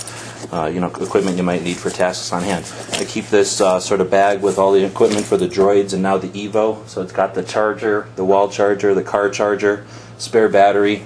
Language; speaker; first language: English; native; English